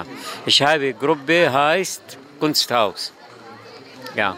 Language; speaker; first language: German; non-native, learner; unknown